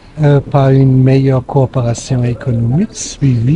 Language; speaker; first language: French; non-native, fluent; German